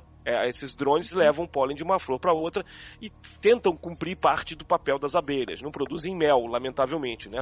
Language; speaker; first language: Portuguese; native; Portuguese